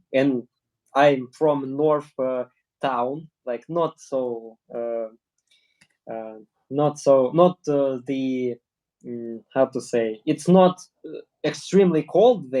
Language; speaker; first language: English; non-native, learner; Russian